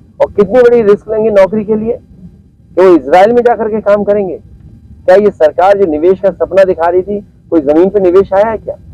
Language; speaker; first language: Hindi; native; Hindi